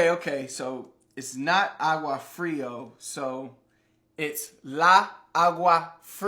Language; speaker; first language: Spanish; non-native, learner; English